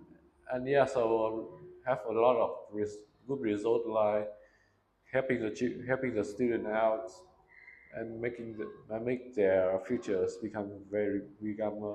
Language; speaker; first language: English; non-native, learner; Vietnamese